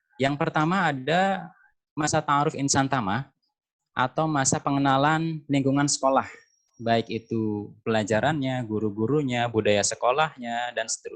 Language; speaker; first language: Indonesian; native; Indonesian